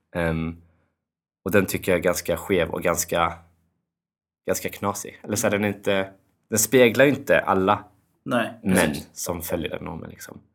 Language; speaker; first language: Swedish; early bilingual, other home language; Albanian